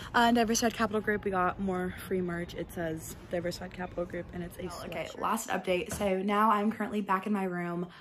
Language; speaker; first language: English; native; English